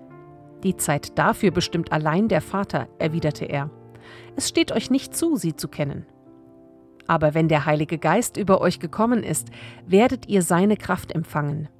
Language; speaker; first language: German; native; German